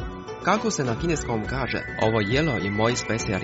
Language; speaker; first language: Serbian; non-native, fluent; Chinese